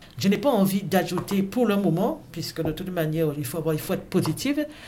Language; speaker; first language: French; native; French